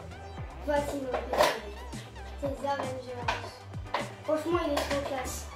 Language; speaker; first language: French; native; French